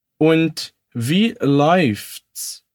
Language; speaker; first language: German; non-native, fluent; Portuguese